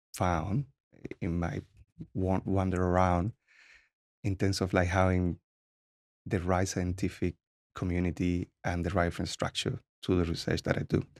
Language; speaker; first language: English; non-native, fluent; Spanish